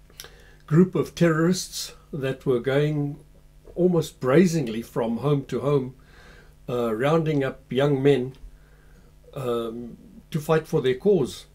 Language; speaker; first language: English; native; English